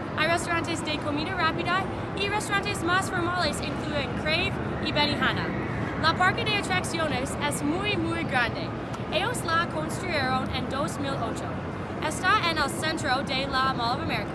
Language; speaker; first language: Spanish; non-native, learner; English